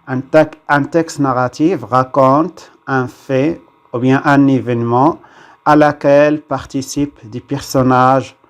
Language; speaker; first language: French; non-native, local second language; Arabic